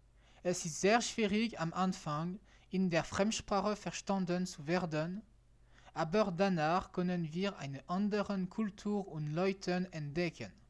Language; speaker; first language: German; non-native, learner; French